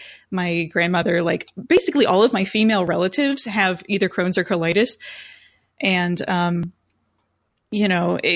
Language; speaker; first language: English; native; English